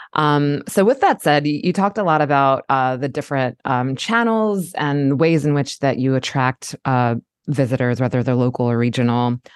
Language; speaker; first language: English; native; English